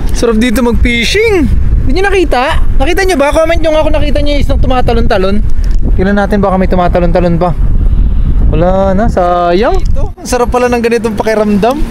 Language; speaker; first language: Filipino; native; Filipino